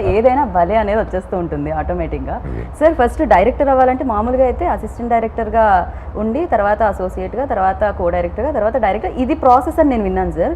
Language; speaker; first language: Telugu; native; Telugu